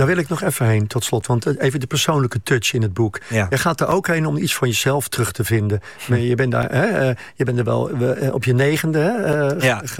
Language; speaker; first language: Dutch; native; Dutch